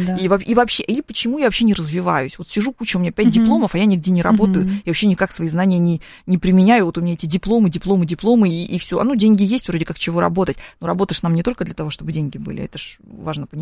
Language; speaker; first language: Russian; native; Russian